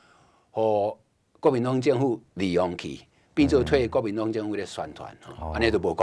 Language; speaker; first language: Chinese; non-native, local second language; Min Nan Chinese